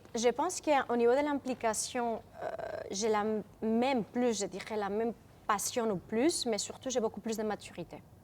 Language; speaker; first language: French; non-native, fluent; Spanish